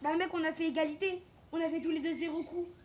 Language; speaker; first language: French; native; French